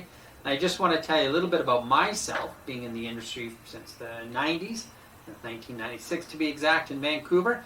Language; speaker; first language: English; native; English